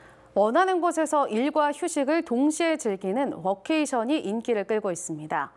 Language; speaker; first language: Korean; native; Korean